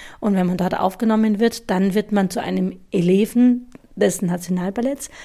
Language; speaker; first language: German; native; German